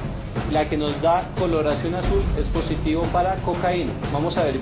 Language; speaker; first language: Spanish; native; Spanish